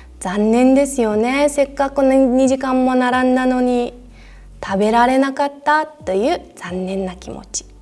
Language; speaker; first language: Japanese; non-native, fluent; Mongolian